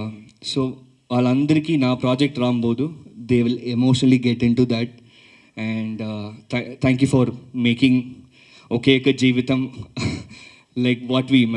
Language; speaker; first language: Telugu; early bilingual, heritage; Telugu